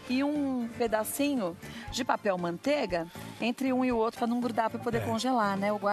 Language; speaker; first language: Portuguese; native; Portuguese